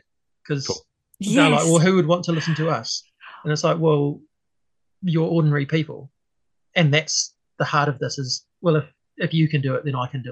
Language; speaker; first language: English; native; English